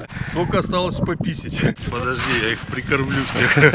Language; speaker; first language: Russian; native; Russian